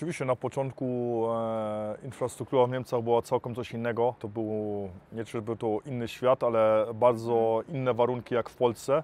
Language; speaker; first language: Polish; early bilingual, heritage; Polish